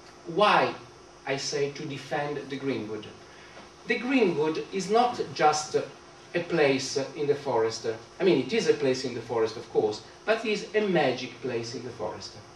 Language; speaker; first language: English; non-native, fluent; Italian